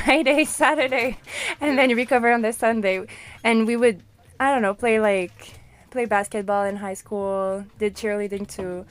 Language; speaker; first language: English; non-native, fluent; French